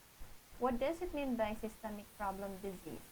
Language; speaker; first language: English; non-native, fluent; Indonesian